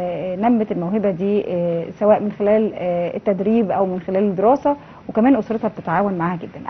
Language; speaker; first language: Arabic; native; Arabic